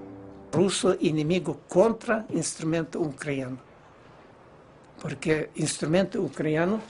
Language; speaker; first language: Portuguese; non-native, fluent; Ukrainian